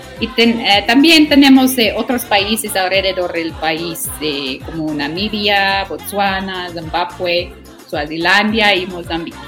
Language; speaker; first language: Spanish; non-native, learner; Afrikaans